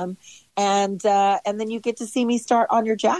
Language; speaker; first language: English; native; English